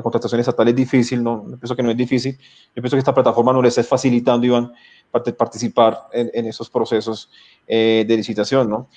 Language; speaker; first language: Spanish; native; Spanish